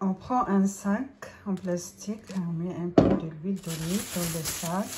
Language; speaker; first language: French; non-native, fluent; Arabic